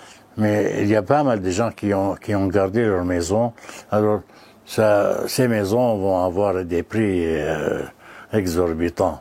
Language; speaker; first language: French; non-native, fluent; Arabic